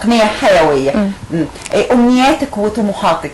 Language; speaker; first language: Arabic; native; Arabic